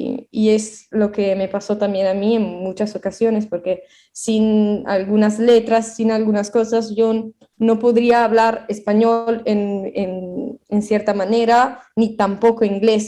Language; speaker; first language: Spanish; non-native, fluent; Italian